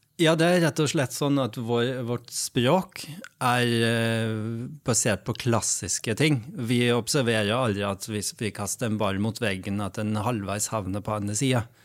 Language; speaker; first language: Norwegian; non-native, fluent; Dutch